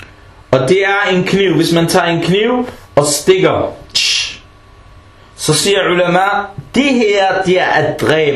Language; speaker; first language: Danish; non-native, fluent; Arabic